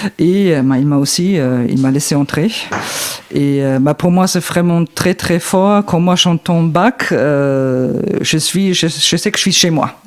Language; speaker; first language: French; non-native, fluent; German